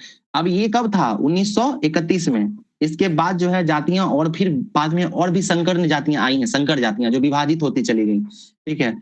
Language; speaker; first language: Hindi; native; Hindi